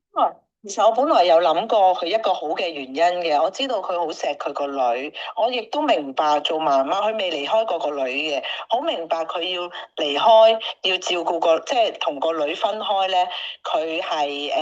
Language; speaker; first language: Cantonese; native; Cantonese